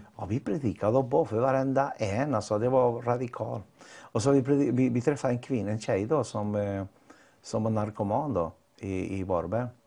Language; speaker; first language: Swedish; non-native, fluent; Spanish